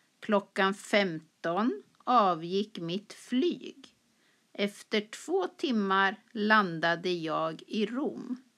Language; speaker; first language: Swedish; native; Swedish